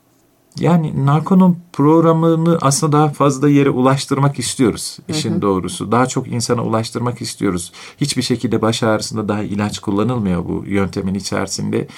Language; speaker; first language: Turkish; native; Turkish